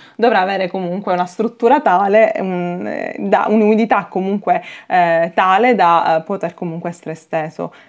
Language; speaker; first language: Italian; native; Italian